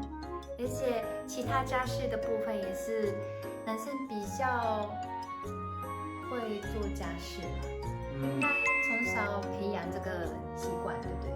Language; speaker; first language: Chinese; non-native, fluent; Japanese